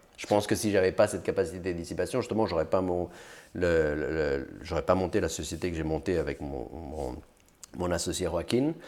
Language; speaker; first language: French; early bilingual, other home language; Portuguese